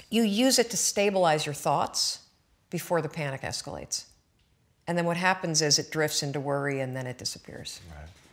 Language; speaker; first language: English; native; English